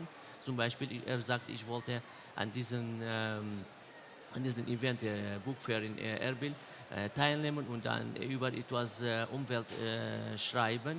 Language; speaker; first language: German; non-native, learner; Central Kurdish